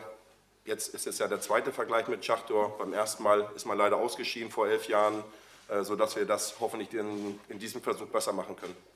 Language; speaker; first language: German; native; German